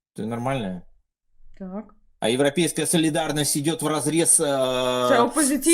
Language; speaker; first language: Russian; native; Russian